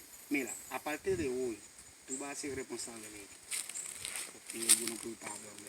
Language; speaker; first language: Spanish; non-native, local second language; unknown